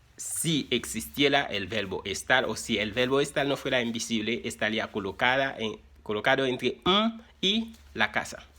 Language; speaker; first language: Spanish; non-native, fluent; Haitian Creole